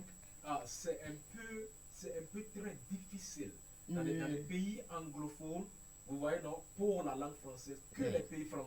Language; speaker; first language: French; non-native, fluent; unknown